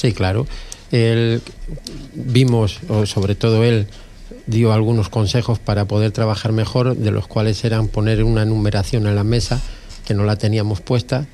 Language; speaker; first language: Spanish; native; Spanish